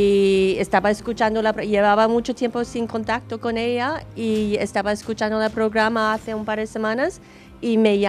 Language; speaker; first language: Spanish; non-native, fluent; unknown